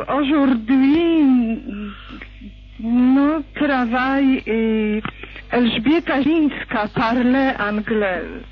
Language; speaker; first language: French; non-native, learner; Polish